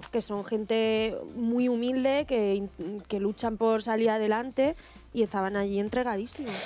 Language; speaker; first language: Spanish; native; Spanish